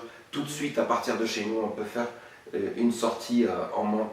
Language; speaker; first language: French; non-native, local second language; Arabic